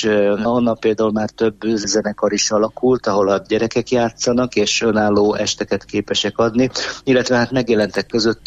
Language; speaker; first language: Hungarian; native; Hungarian